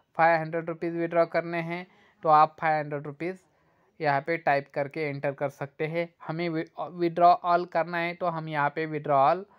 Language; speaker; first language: Hindi; non-native, local second language; Marathi